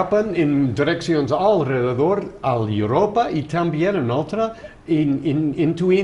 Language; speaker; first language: Spanish; non-native, fluent; English